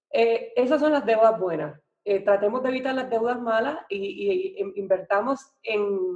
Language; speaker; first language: Spanish; native; Spanish